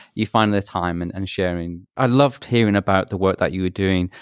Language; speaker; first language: English; native; English